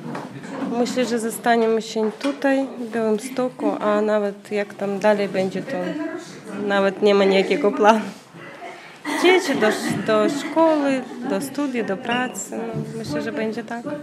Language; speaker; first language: Polish; non-native, learner; Russian